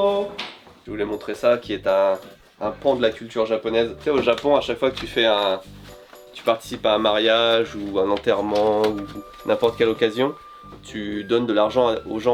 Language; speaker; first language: French; native; French